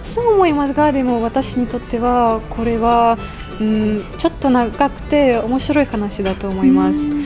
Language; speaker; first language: Japanese; non-native, fluent; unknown